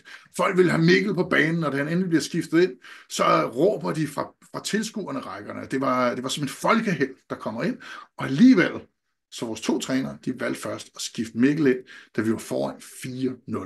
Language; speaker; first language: Danish; native; Danish